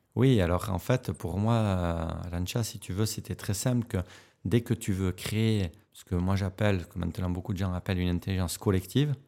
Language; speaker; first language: French; native; French